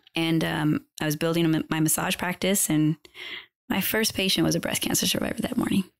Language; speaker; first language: English; native; English